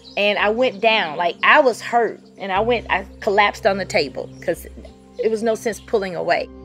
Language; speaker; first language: English; native; English